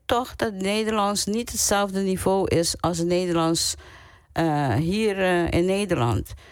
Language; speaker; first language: Dutch; non-native, local second language; Papiamento